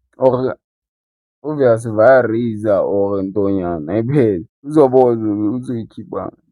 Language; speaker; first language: Zulu; non-native, local second language; Xhosa